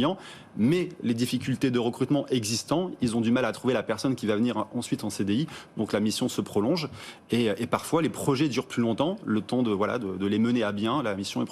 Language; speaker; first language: French; native; French